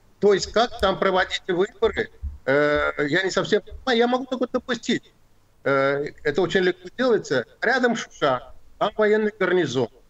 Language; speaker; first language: Russian; non-native, local second language; Azerbaijani